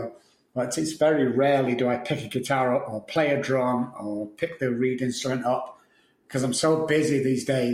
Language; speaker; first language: English; native; English